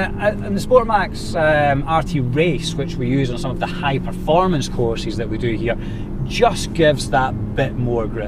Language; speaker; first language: English; native; English